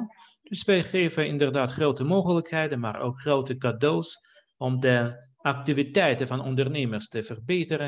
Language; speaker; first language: Dutch; non-native, fluent; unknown